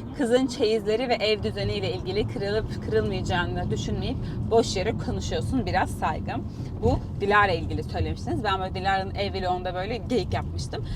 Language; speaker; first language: Turkish; native; Turkish